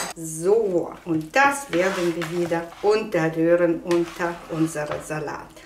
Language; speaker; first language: German; non-native, fluent; Russian